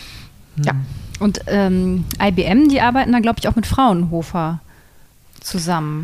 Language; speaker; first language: German; native; German